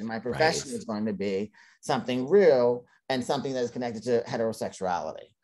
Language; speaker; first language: English; native; English